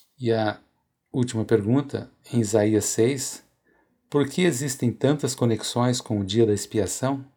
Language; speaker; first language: Portuguese; native; Portuguese